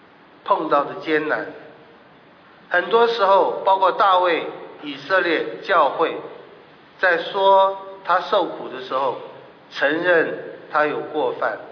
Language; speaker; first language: Chinese; native; Chinese